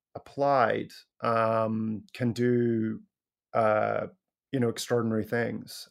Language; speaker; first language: English; native; English